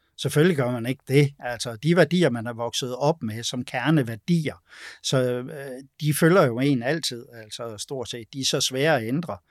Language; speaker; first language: Danish; native; Danish